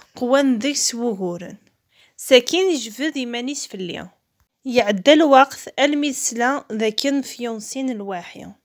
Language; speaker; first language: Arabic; non-native, local second language; Kabyle